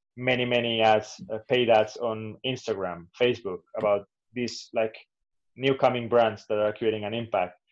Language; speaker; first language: English; non-native, fluent; Spanish